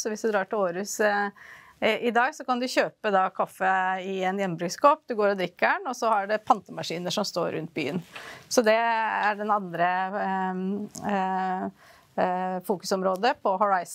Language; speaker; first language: Norwegian; native; Norwegian